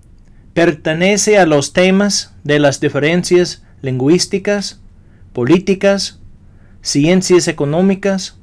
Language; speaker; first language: Spanish; non-native, fluent; English